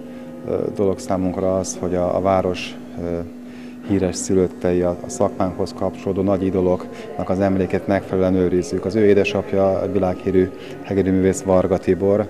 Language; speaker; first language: Hungarian; native; Hungarian